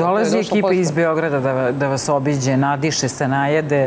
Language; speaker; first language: Serbian; native; Serbian